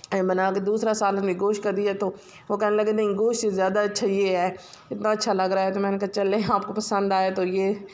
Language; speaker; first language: Urdu; non-native, local second language; Punjabi